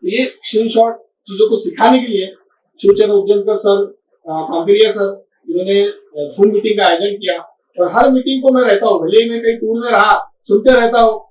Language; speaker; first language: Hindi; non-native, local second language; Marathi